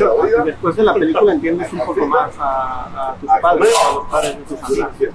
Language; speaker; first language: Spanish; native; Spanish